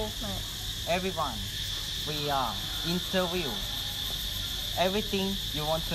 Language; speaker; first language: English; non-native, learner; Thai